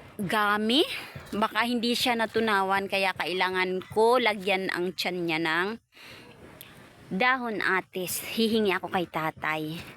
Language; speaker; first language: Filipino; non-native, local second language; Bikol